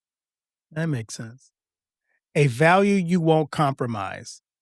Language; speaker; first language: English; native; English